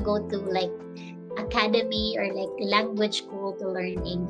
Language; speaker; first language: English; non-native, local second language; Filipino